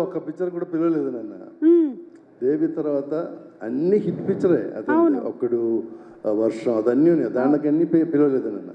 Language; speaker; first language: Telugu; non-native, local second language; Malayalam